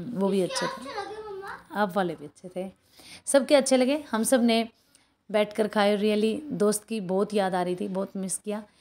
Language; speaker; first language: Hindi; native; Hindi